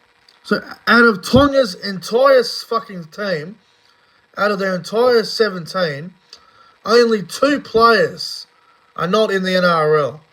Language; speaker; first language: English; native; English